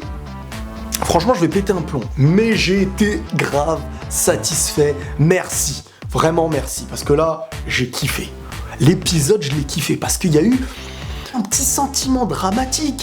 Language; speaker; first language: French; native; French